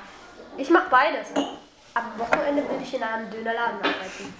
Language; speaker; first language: German; early bilingual, other home language; Bulgarian